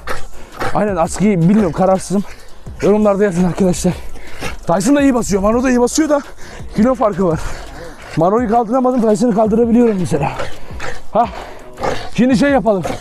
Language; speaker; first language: Turkish; native; Turkish